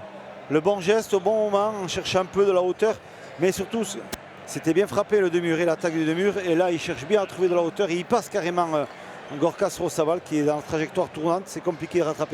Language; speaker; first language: French; native; French